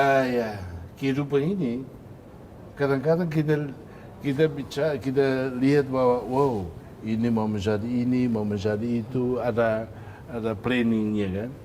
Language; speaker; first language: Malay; non-native, fluent; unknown